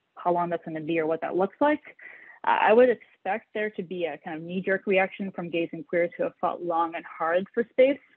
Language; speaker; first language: English; native; English